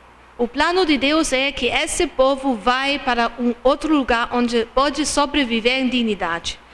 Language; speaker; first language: Portuguese; non-native, fluent; German